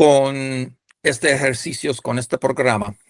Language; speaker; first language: Spanish; non-native, fluent; English